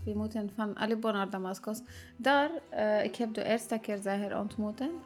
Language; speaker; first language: Dutch; non-native, learner; Arabic